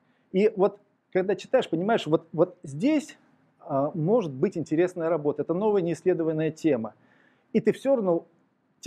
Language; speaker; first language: Russian; native; Russian